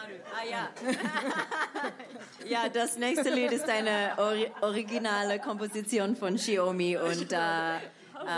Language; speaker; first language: German; non-native, fluent; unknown